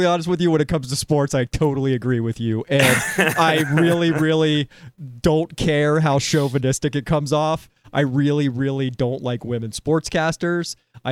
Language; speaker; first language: English; native; English